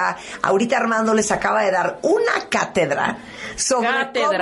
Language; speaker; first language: Spanish; native; Spanish